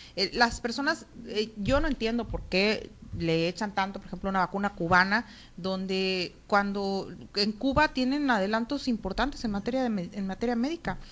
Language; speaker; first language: Spanish; native; Spanish